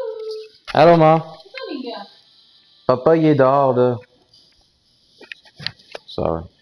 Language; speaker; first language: French; native; French